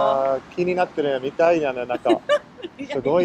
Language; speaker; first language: Japanese; non-native, learner; English